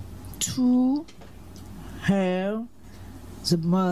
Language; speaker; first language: English; non-native, learner; French